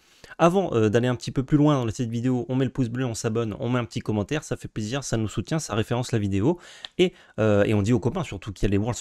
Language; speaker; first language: French; native; French